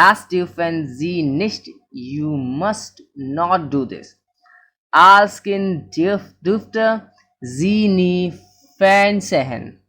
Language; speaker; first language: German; non-native, fluent; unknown